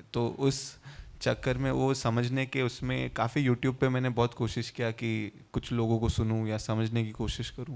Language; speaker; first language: Hindi; non-native, local second language; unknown